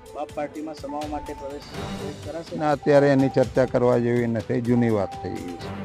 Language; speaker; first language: Gujarati; non-native, local second language; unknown